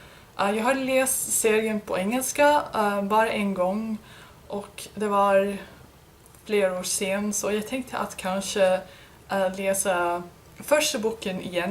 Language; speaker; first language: Swedish; non-native, learner; English